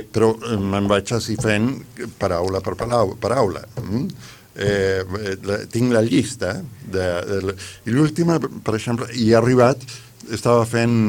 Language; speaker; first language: Catalan; non-native, fluent; Spanish